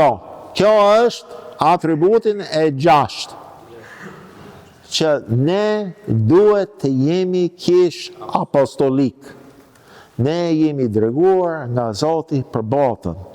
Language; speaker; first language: Albanian; non-native, fluent; English